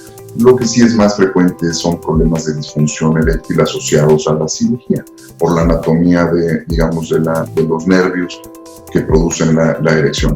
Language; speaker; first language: Spanish; native; Spanish